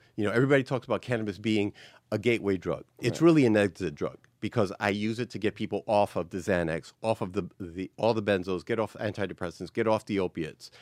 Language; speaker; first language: English; native; English